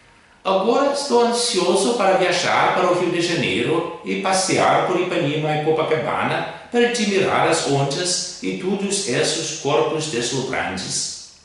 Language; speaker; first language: Portuguese; non-native, fluent; Greek